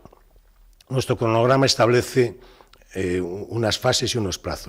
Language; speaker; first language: Spanish; native; Spanish